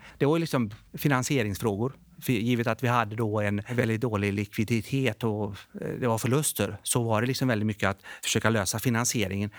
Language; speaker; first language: Swedish; early bilingual, other home language; Bosnian